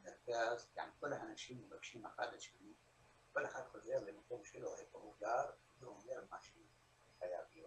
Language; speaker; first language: Hebrew; non-native, local second language; Arabic